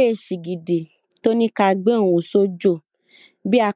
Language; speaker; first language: English; non-native, local second language; Yoruba